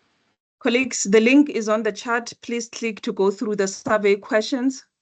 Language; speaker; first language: English; non-native, local second language; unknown